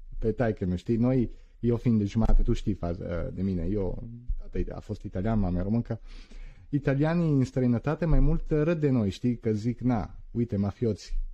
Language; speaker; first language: Romanian; early bilingual, heritage; Romanian